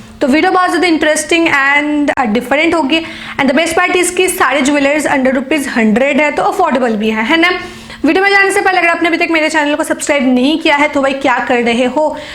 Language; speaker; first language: Hindi; non-native, local second language; Bangla